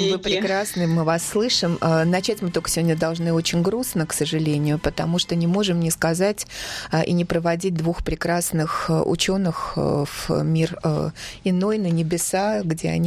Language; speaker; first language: Russian; native; Russian